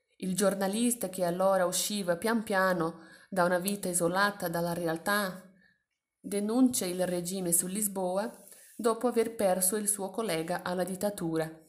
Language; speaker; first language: Italian; non-native, fluent; Portuguese